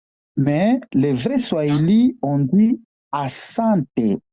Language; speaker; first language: French; non-native, local second language; Swahili